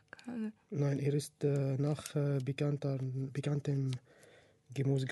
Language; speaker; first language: German; non-native, learner; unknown